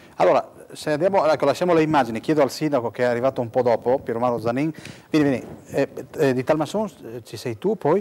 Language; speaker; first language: Italian; native; Italian